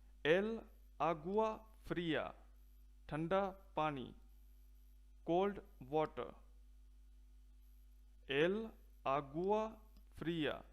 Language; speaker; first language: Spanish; non-native, fluent; Punjabi